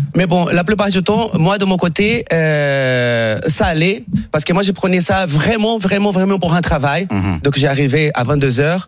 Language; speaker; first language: French; non-native, fluent; Portuguese